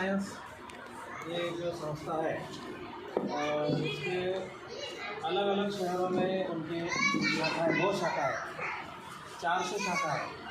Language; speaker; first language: Hindi; non-native, local second language; Marathi